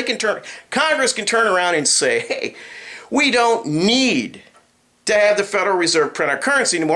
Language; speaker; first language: English; native; English